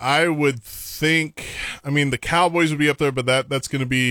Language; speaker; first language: English; native; English